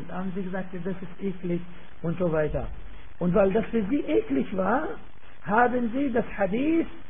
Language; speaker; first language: German; non-native, fluent; Arabic